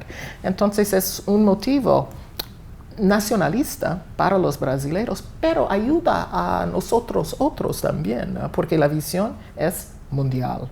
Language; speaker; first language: Spanish; non-native, fluent; English